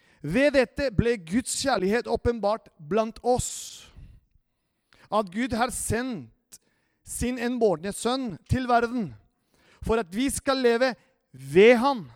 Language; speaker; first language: Norwegian; non-native, fluent; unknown